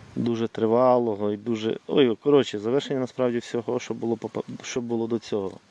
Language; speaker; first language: Ukrainian; non-native, local second language; Russian